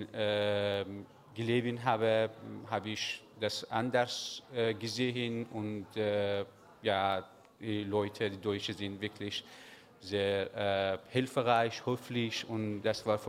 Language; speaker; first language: German; non-native, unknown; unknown